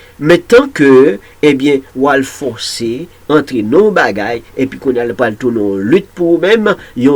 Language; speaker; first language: French; non-native, local second language; Haitian Creole